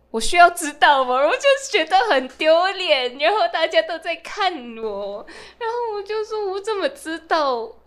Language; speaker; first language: Chinese; non-native, fluent; Min Nan Chinese